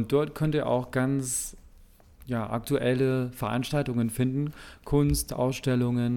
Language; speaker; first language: German; native; German